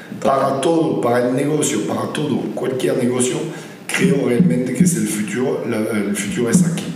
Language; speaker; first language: Spanish; non-native, learner; French